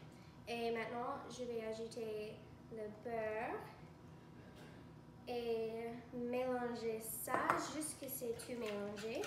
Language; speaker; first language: French; non-native, learner; English